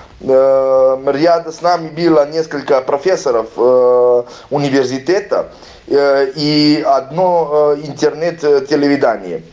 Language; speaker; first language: Russian; non-native, learner; Serbian